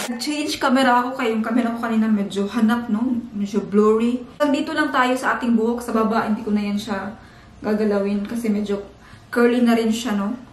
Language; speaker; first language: Filipino; non-native, local second language; Cebuano